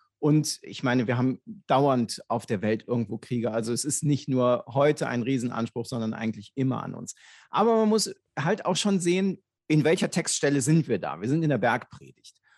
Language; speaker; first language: German; native; German